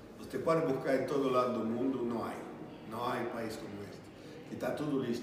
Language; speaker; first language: Spanish; non-native, learner; Portuguese